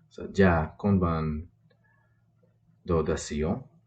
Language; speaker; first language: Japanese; non-native, learner; English